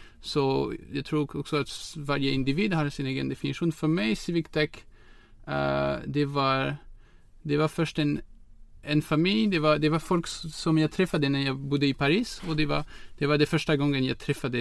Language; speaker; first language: Swedish; non-native, fluent; French